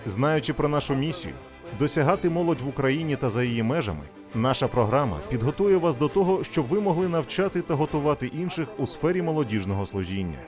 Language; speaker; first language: Ukrainian; non-native, fluent; English